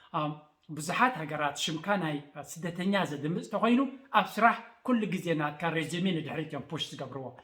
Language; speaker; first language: Tigrinya; native; Tigrinya